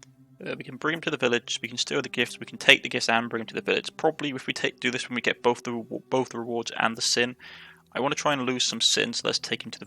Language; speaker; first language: English; native; English